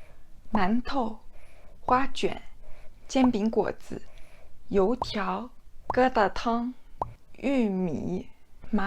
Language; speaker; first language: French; non-native, fluent; Chinese